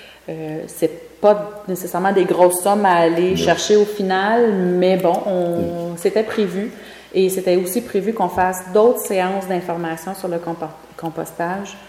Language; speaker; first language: French; native; French